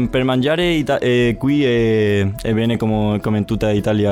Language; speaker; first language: Italian; non-native, learner; Spanish